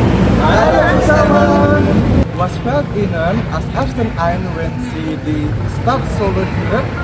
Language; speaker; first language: German; non-native, learner; Indonesian